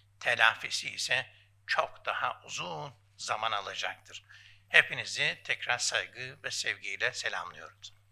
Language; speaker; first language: Turkish; native; Turkish